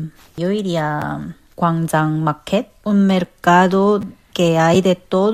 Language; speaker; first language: Spanish; non-native, fluent; Korean